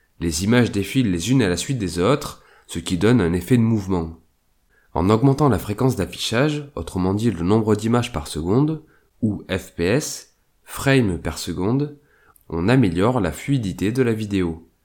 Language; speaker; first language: French; native; French